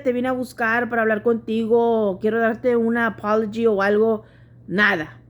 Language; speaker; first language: Spanish; early bilingual, heritage; Spanish